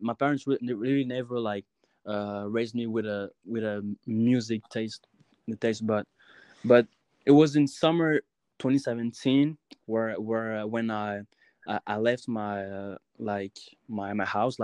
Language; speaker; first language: English; non-native, local second language; French